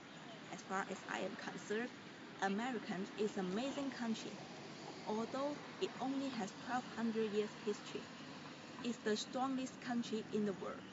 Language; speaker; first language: English; non-native, learner; Chinese